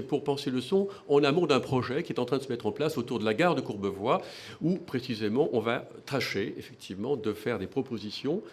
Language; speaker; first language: French; native; French